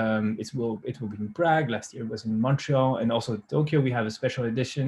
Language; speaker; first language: English; non-native, fluent; French